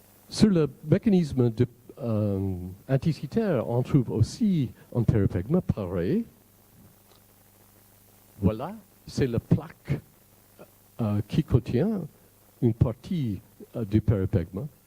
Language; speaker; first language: French; non-native, fluent; English